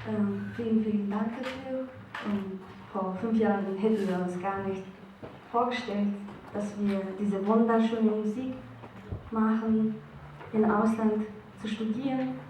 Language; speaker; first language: German; non-native, fluent; Mongolian